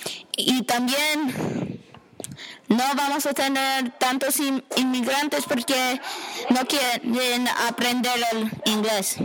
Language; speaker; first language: Spanish; non-native, learner; English